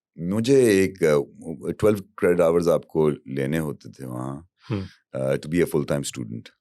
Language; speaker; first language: Urdu; native; Urdu